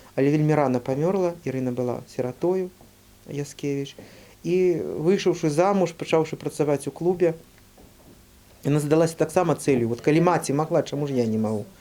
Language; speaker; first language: Belarusian; native; Belarusian